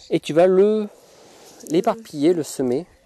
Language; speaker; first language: French; native; French